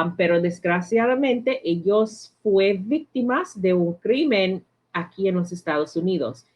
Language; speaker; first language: Spanish; non-native, learner; English